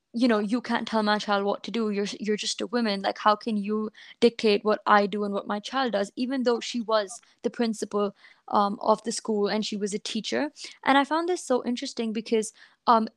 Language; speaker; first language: English; non-native, local second language; Hindi